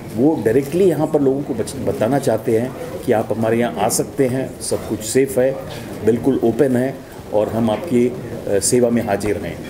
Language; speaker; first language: Hindi; native; Hindi